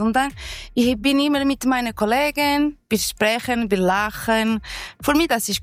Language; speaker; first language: German; non-native, learner; Portuguese